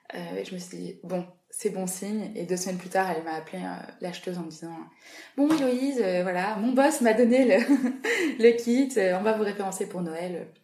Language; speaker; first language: French; native; French